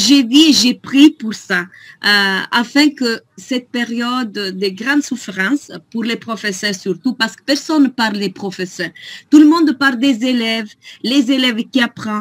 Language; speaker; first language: French; non-native, fluent; Italian